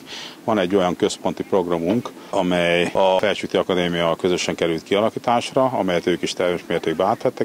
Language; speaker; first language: Hungarian; native; Hungarian